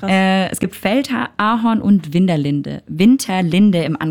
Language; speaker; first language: German; native; German